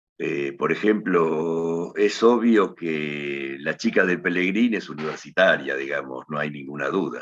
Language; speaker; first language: Spanish; native; Spanish